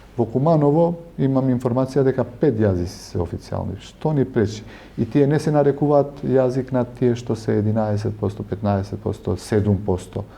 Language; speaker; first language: Macedonian; non-native, local second language; Albanian